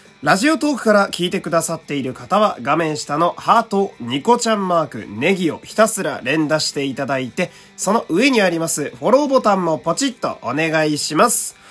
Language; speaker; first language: Japanese; native; Japanese